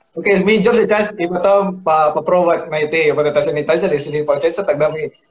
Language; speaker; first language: Russian; non-native, learner; Indonesian